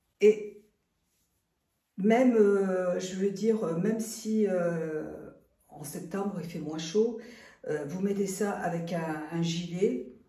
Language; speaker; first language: French; native; French